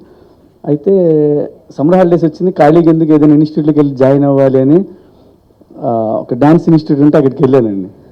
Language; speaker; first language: Telugu; native; Telugu